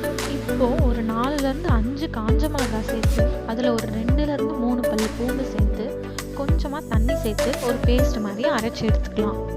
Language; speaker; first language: Tamil; native; Tamil